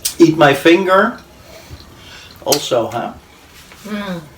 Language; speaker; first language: English; non-native, learner; Dutch